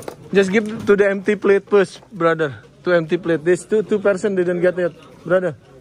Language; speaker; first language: English; non-native, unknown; Indonesian